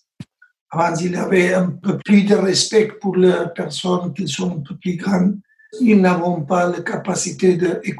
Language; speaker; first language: French; non-native, learner; Spanish